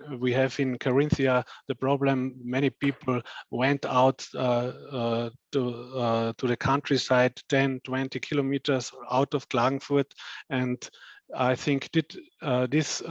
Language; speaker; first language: English; non-native, fluent; German